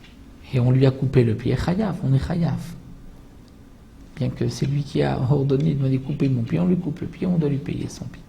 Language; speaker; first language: French; native; French